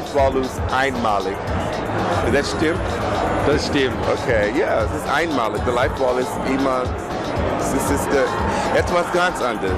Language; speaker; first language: German; non-native, fluent; English